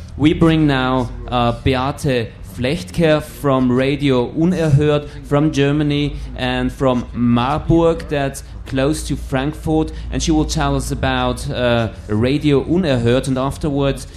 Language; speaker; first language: English; non-native, fluent; German